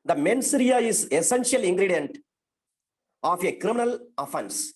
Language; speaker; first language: English; non-native, local second language; Tamil